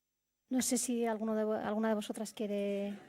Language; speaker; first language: Spanish; native; Spanish